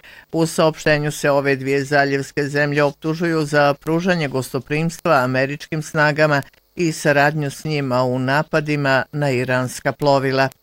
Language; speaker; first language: Bosnian; native; Bosnian